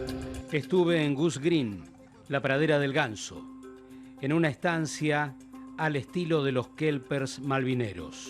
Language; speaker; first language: Spanish; native; Spanish